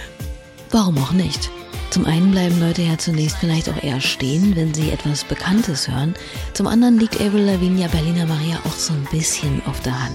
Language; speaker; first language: German; native; German